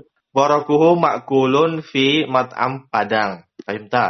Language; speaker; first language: Arabic; non-native, learner; Indonesian